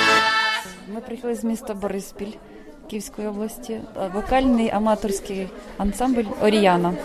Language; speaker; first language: Ukrainian; native; Ukrainian